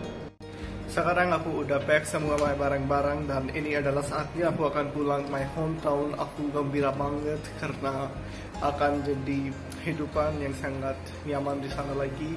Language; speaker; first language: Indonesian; non-native, learner; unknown